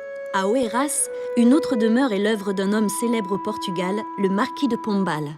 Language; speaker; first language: French; native; French